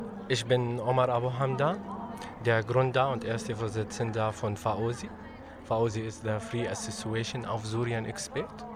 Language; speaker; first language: German; non-native, fluent; Arabic